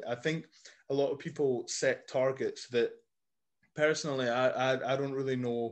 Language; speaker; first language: English; native; English